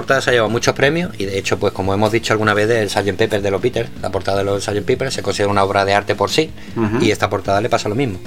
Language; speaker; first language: Spanish; native; Spanish